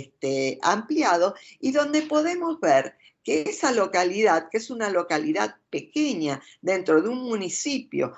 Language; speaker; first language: Spanish; native; Spanish